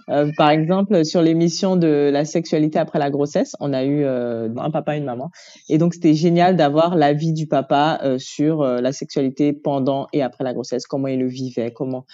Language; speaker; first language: French; native; French